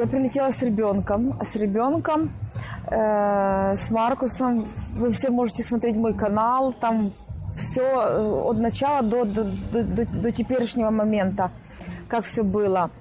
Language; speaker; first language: Russian; native; Russian